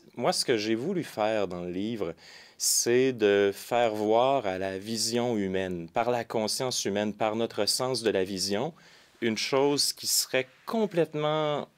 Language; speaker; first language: French; native; French